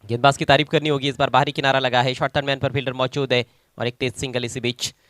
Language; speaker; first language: Hindi; non-native, local second language; Marathi